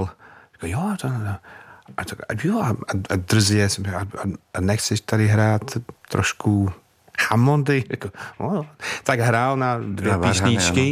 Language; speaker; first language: Czech; non-native, fluent; English